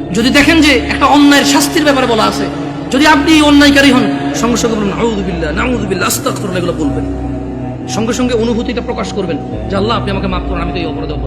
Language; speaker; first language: Bangla; early bilingual, heritage; Bangla